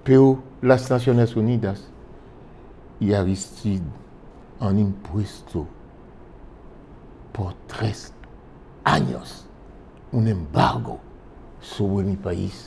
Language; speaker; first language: Spanish; non-native, fluent; French